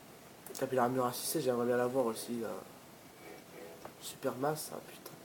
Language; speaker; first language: French; native; French